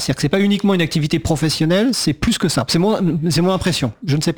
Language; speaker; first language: French; native; French